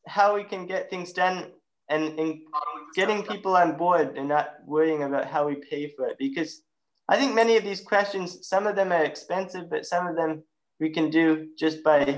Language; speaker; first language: English; native; English